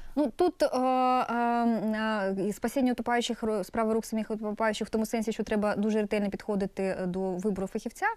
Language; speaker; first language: Ukrainian; non-native, local second language; Russian